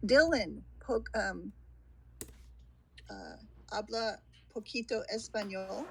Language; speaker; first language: Spanish; non-native, learner; English